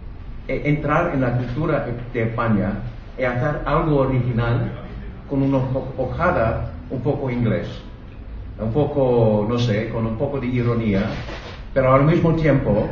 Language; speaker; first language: Spanish; non-native, fluent; English